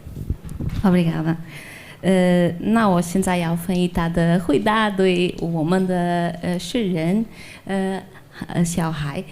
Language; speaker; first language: Chinese; non-native, fluent; Portuguese